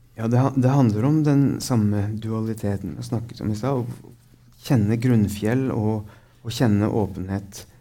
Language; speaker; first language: Norwegian; native; Norwegian